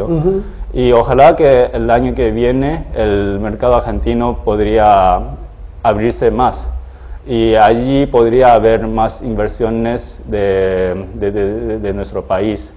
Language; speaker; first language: Spanish; non-native, fluent; Chinese